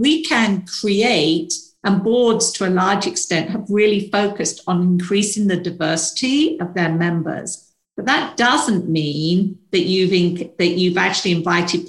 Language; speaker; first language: English; native; English